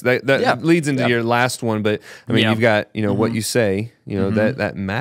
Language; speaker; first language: English; native; English